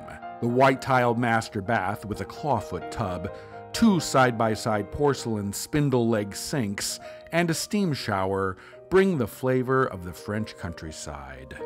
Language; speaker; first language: English; native; English